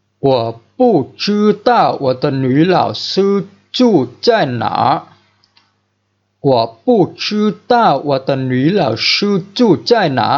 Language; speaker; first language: Chinese; non-native, fluent; Vietnamese